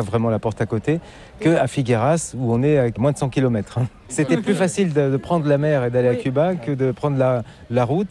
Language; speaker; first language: French; native; French